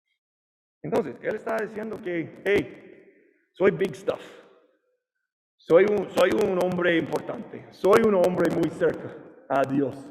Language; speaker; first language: Spanish; non-native, learner; English